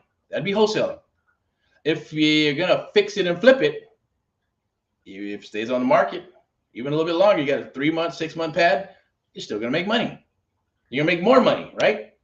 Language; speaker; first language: English; native; English